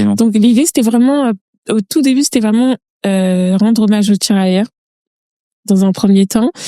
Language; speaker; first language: French; early bilingual, other home language; Bambara